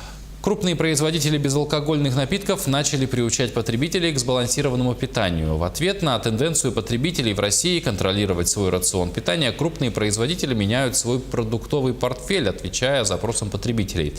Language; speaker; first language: Russian; native; Russian